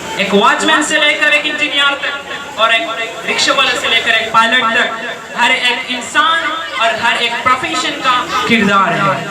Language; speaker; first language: Hindi; native; Hindi